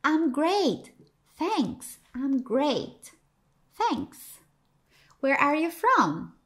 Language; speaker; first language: English; non-native, fluent; Portuguese